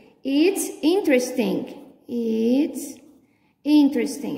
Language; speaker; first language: English; non-native, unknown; Portuguese